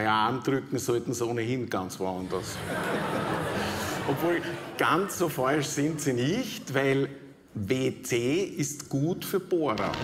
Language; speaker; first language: German; native; German